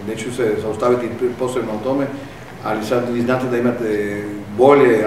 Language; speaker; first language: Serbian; non-native, fluent; Spanish